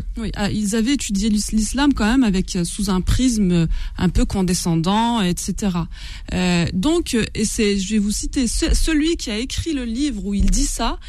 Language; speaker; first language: French; non-native, local second language; Kabyle